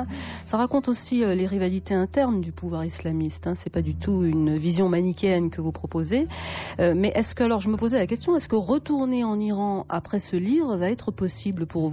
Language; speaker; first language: French; native; French